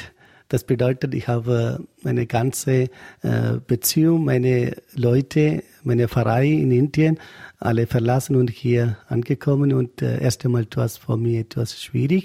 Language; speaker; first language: German; non-native, learner; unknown